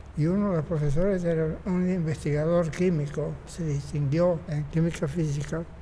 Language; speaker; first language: Spanish; native; Spanish